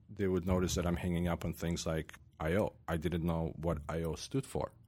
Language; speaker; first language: English; non-native, fluent; Ukrainian